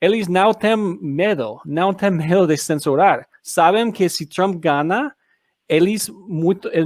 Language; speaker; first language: Portuguese; non-native, learner; English